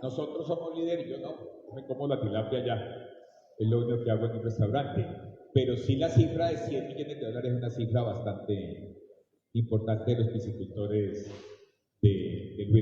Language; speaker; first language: Spanish; native; Spanish